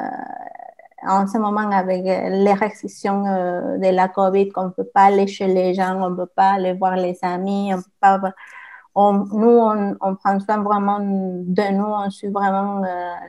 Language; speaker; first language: French; non-native, fluent; Spanish